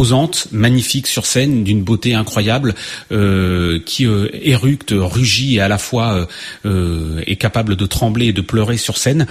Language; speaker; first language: French; native; French